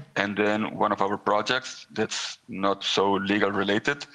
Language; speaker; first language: English; non-native, fluent; Hebrew